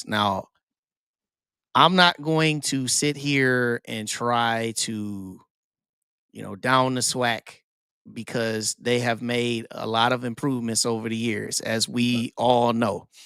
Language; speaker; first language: English; native; English